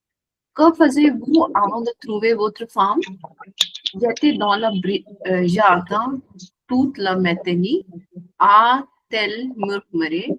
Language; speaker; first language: French; non-native, learner; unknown